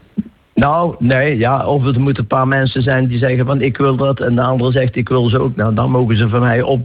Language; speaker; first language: Dutch; native; Dutch